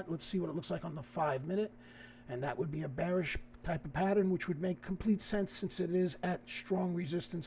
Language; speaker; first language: English; native; English